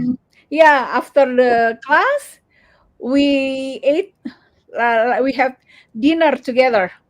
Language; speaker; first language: English; non-native, learner; Indonesian